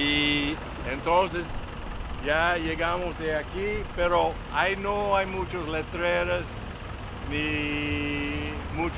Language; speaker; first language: Spanish; non-native, learner; English